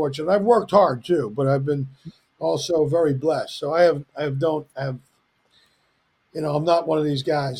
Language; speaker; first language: English; native; English